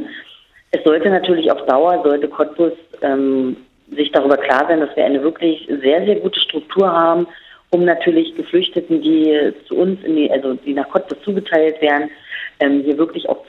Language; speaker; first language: German; native; German